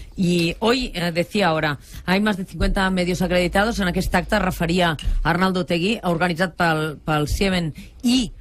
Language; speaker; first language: Spanish; non-native, local second language; Catalan